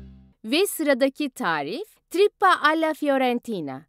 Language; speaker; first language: Turkish; native; Turkish